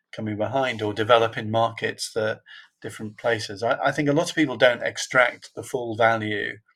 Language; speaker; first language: English; native; English